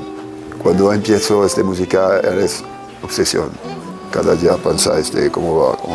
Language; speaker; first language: Spanish; non-native, learner; French